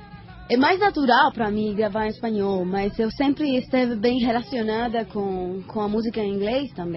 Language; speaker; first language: Portuguese; non-native, learner; Spanish